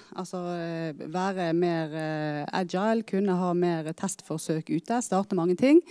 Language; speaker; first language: Norwegian; native; Norwegian